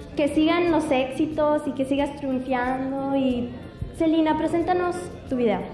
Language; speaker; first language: Spanish; native; Spanish